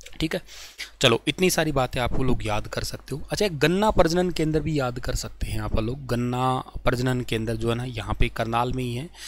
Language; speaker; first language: Hindi; native; Hindi